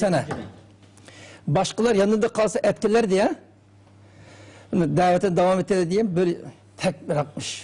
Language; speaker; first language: Turkish; non-native, learner; Uyghur